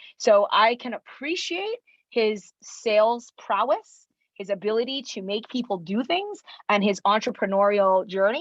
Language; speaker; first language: English; early bilingual, other home language; Chinese